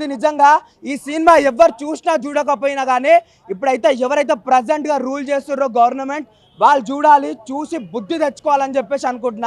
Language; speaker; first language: Telugu; native; Telugu